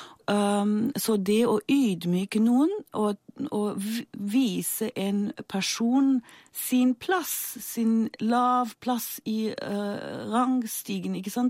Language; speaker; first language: Norwegian; non-native, fluent; German